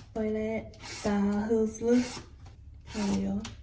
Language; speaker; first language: Turkish; non-native, fluent; Chinese